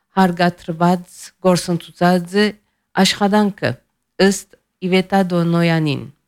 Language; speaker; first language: Armenian; early bilingual, heritage; Armenian